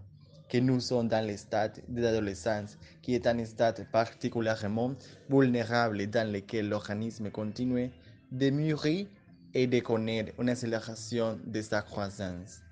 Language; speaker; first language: French; non-native, learner; Spanish